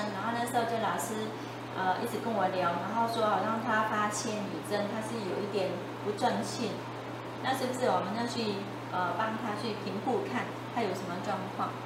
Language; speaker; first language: Chinese; non-native, fluent; Vietnamese